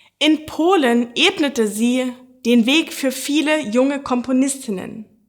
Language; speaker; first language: German; native; German